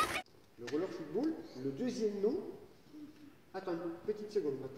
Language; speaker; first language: French; native; French